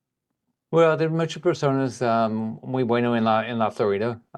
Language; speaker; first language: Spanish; non-native, learner; English